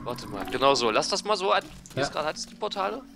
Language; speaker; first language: German; native; German